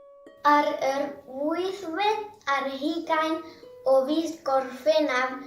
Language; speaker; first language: Welsh; non-native, learner; Spanish